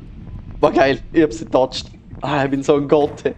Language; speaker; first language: German; native; German